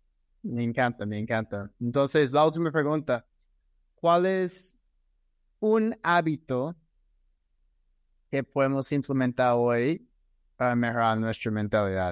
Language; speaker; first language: Spanish; non-native, fluent; English